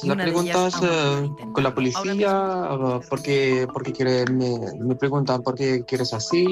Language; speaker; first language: Spanish; non-native, learner; Arabic